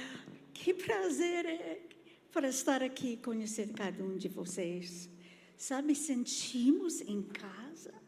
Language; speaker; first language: Portuguese; non-native, fluent; English